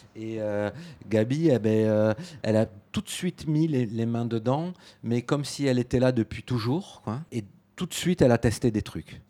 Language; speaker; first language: French; native; French